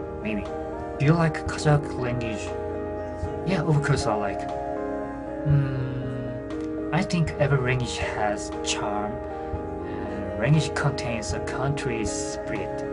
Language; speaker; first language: English; non-native, learner; Korean